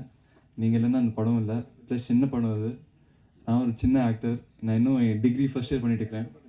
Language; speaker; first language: Tamil; non-native, local second language; Telugu